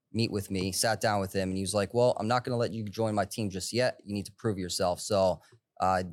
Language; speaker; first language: English; early bilingual, other home language; Hebrew